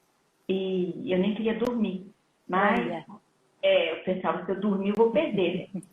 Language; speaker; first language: Portuguese; native; Portuguese